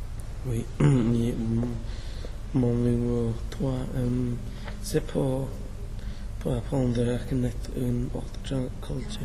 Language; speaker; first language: French; non-native, learner; English